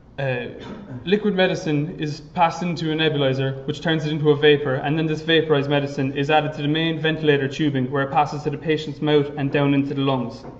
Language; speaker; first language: English; native; English